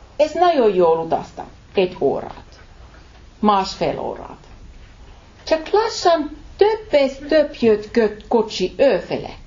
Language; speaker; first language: Hungarian; non-native, learner; Finnish